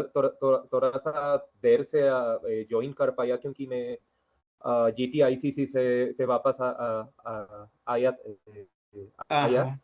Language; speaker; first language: Hindi; non-native, fluent; Spanish